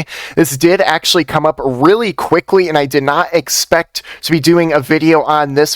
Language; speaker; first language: English; native; English